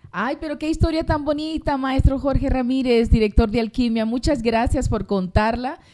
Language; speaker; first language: Spanish; native; Spanish